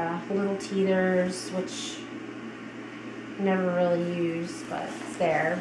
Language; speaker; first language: English; native; English